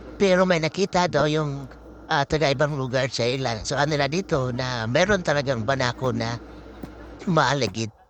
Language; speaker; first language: Filipino; native; Filipino